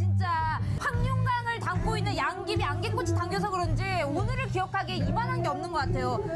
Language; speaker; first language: Korean; native; Korean